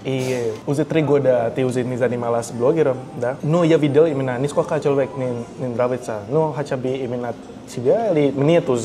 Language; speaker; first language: Russian; non-native, learner; Indonesian